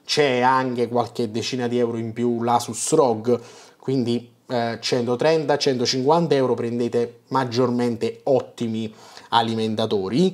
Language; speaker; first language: Italian; native; Italian